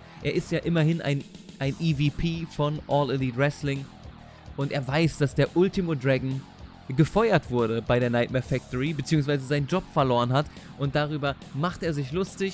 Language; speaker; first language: German; native; German